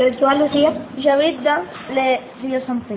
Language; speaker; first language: French; non-native, learner; Spanish